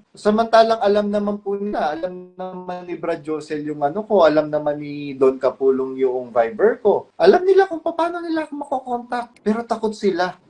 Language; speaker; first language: Filipino; non-native, local second language; Pampanga